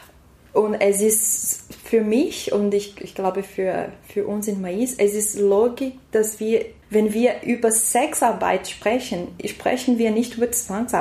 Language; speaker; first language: German; non-native, fluent; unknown